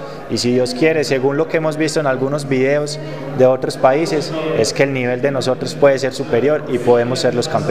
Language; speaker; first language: Spanish; native; Spanish